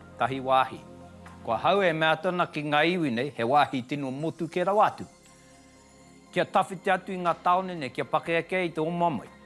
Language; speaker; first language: Māori; native; Māori